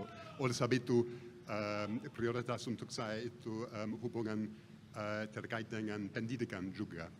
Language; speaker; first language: Indonesian; non-native, fluent; English